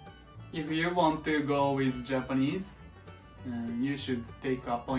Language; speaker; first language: English; non-native, learner; Japanese